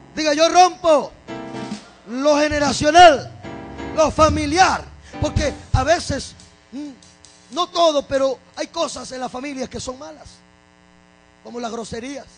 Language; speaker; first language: Spanish; native; Spanish